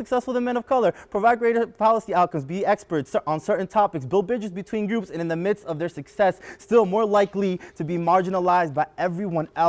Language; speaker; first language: English; early bilingual, other home language; Spanish